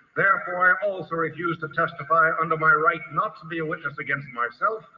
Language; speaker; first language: English; native; English